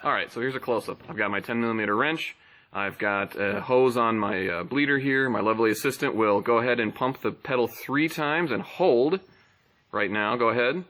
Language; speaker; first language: English; native; English